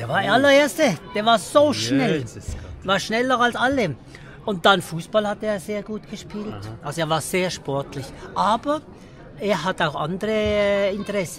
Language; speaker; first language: German; early bilingual, other home language; Tibetan